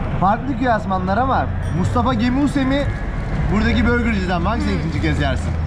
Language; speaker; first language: Turkish; native; Turkish